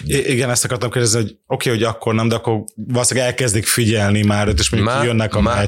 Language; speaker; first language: Hungarian; native; Hungarian